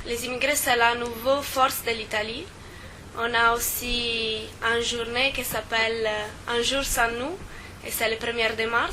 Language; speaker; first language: French; non-native, fluent; Italian